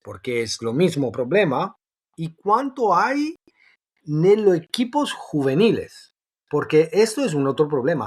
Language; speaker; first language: Spanish; non-native, fluent; Italian